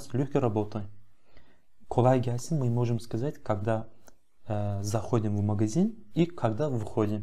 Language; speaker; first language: Russian; non-native, fluent; Turkish